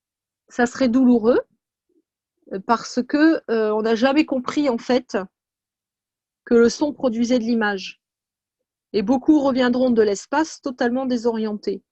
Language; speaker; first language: French; native; French